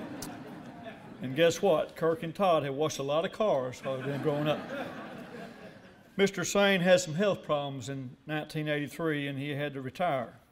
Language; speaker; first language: English; native; English